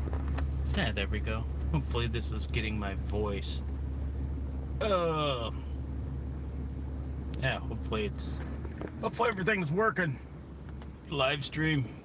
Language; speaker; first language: English; native; English